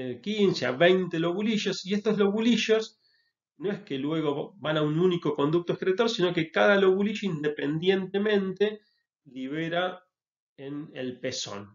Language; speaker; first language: Spanish; native; Spanish